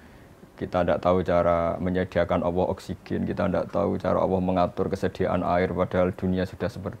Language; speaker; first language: Indonesian; native; Indonesian